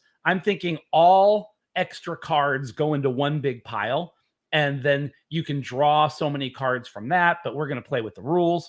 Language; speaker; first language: English; native; English